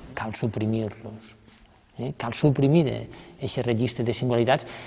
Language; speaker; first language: Catalan; native; Catalan